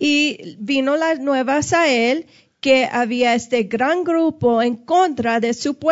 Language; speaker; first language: Spanish; non-native, fluent; English